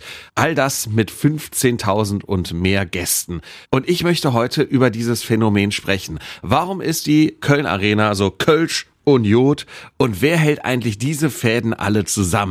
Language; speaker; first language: German; native; German